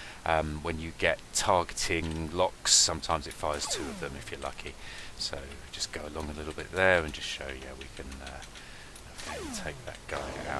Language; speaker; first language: English; native; English